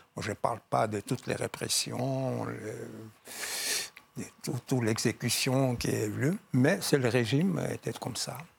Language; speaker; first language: French; non-native, fluent; Georgian